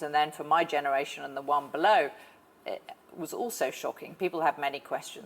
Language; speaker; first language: English; native; English